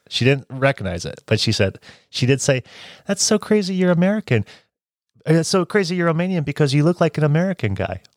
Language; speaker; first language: English; early bilingual, other home language; Romanian